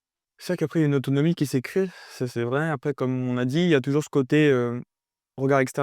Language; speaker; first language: French; native; French